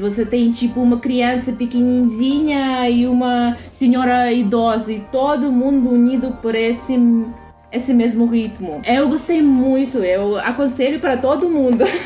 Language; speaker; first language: Portuguese; non-native, fluent; Russian